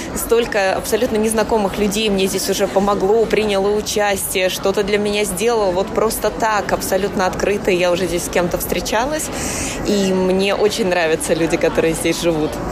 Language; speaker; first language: Russian; native; Russian